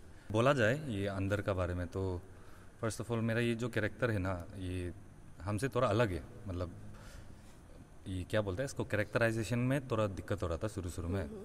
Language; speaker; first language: Hindi; non-native, local second language; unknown